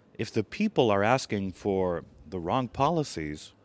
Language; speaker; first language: English; non-native, fluent; Greek